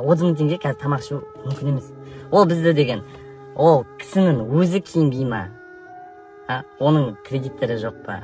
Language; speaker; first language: Kazakh; native; Kazakh